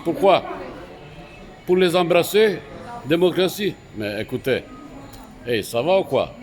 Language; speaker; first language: French; non-native, fluent; Turkish